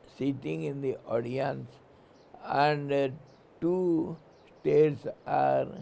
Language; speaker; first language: English; non-native, local second language; Hindi